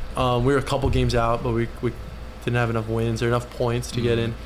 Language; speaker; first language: English; native; English